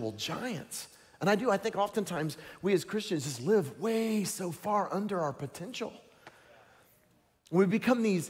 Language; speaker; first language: English; native; English